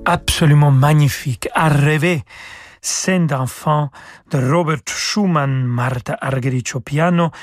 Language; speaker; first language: French; non-native, fluent; Spanish